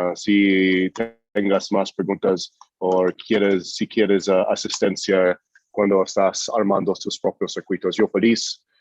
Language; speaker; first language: Spanish; non-native, fluent; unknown